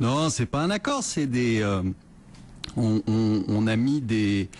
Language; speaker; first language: French; native; French